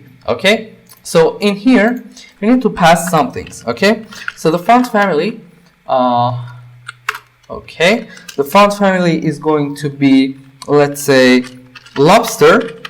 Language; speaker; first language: English; non-native, fluent; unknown